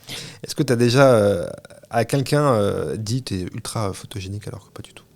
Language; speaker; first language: French; native; French